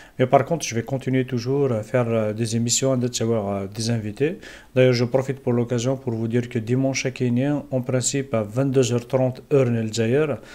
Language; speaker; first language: French; non-native, local second language; Kabyle